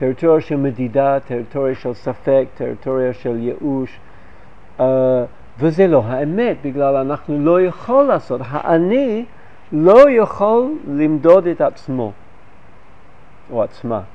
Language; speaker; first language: Hebrew; non-native, fluent; English